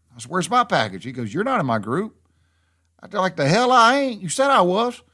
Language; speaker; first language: English; native; English